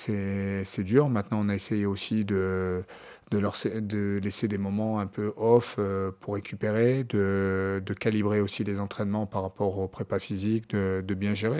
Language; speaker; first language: French; native; French